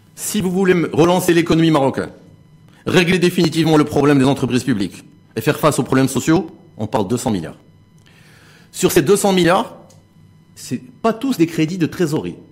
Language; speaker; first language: French; non-native, local second language; Arabic